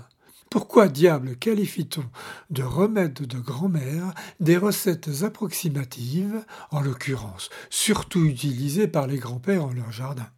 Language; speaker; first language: French; native; French